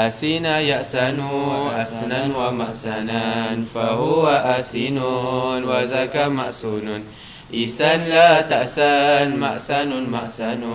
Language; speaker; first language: Arabic; non-native, learner; Malay